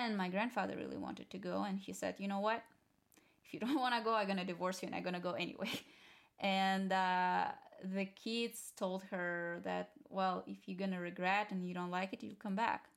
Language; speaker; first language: English; non-native, fluent; Russian